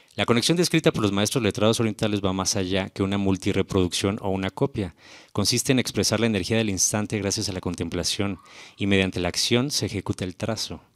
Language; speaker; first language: Spanish; native; Spanish